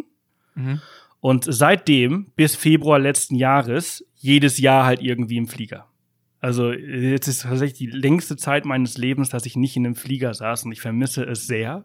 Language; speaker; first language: German; native; German